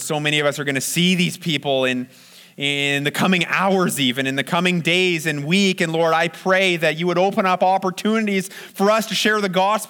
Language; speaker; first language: English; native; English